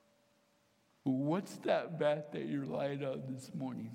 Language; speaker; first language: English; native; English